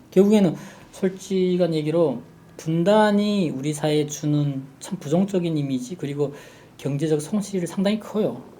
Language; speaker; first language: Korean; native; Korean